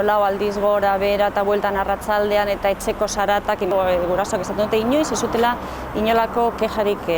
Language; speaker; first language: Basque; native; Basque